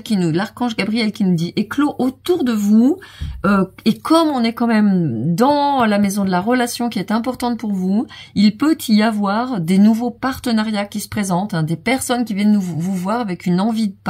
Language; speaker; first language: French; native; French